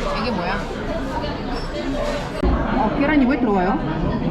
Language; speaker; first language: Korean; non-native, fluent; Ukrainian